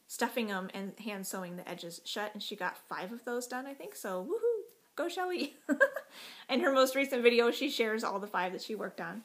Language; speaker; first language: English; native; English